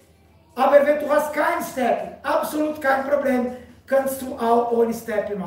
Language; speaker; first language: German; non-native, learner; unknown